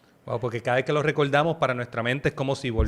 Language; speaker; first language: Spanish; native; Spanish